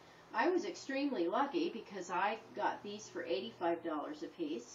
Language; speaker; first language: English; native; English